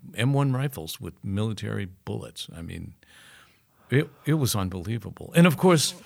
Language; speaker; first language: English; native; English